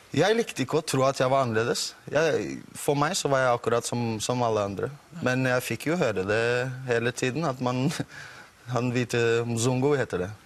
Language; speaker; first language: Norwegian; non-native, fluent; English